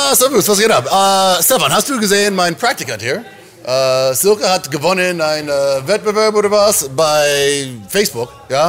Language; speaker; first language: German; non-native, learner; English